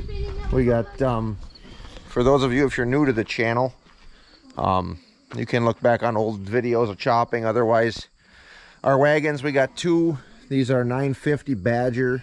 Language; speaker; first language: English; native; English